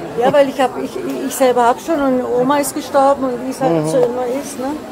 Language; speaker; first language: German; native; German